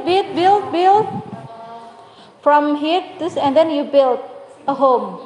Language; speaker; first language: English; non-native, learner; Indonesian